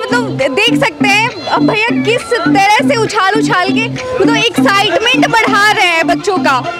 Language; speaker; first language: Hindi; native; Hindi